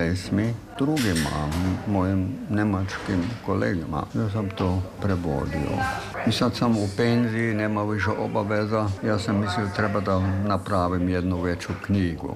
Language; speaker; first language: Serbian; non-native, fluent; German